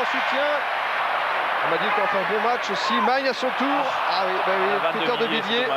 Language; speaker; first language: French; native; French